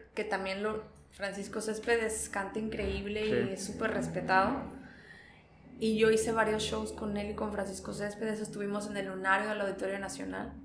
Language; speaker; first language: Spanish; native; Spanish